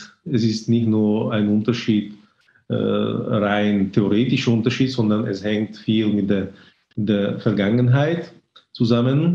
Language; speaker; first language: German; non-native, fluent; Slovak